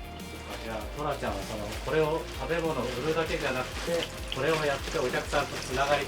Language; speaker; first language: Japanese; native; Japanese